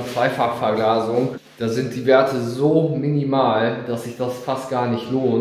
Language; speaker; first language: German; native; German